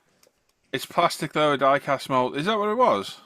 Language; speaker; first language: English; native; English